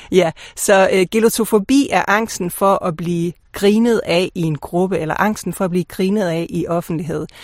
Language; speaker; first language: Danish; native; Danish